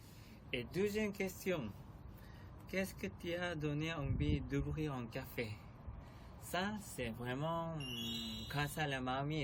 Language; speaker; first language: French; non-native, learner; Korean